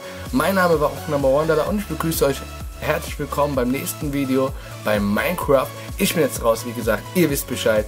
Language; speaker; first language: German; native; German